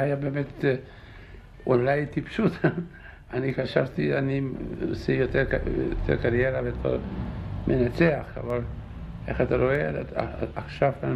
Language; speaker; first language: Hebrew; non-native, fluent; Czech